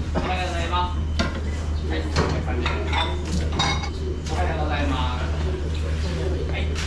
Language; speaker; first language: Japanese; native; Japanese